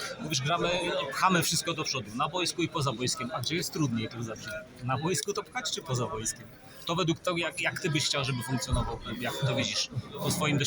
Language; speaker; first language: Polish; native; Polish